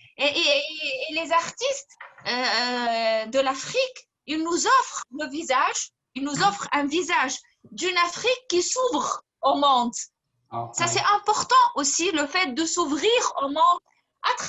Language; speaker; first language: French; non-native, fluent; Arabic